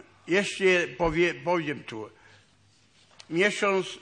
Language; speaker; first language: Polish; non-native, local second language; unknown